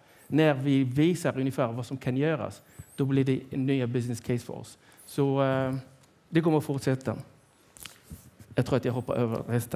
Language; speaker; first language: Swedish; non-native, fluent; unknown